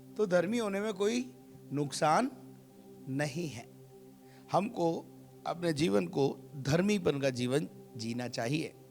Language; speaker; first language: Hindi; native; Hindi